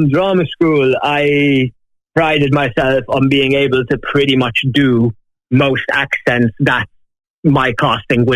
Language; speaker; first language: English; native; English